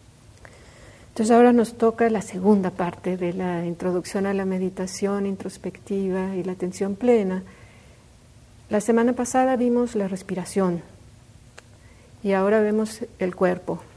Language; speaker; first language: Spanish; native; Spanish